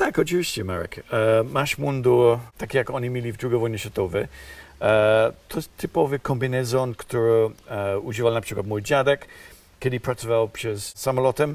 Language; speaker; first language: Polish; non-native, fluent; English